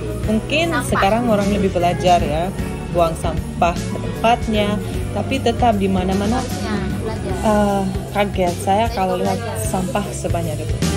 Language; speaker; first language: Indonesian; non-native, fluent; Russian